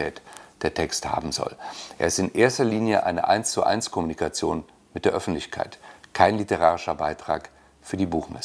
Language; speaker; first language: German; native; German